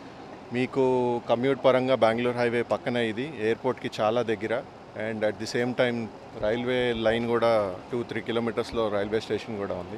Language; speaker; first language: Telugu; native; Telugu